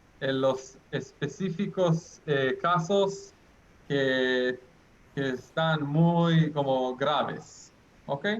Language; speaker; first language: Spanish; non-native, fluent; Hebrew